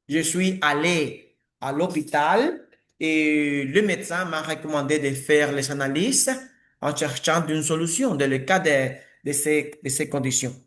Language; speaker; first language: French; non-native, learner; Spanish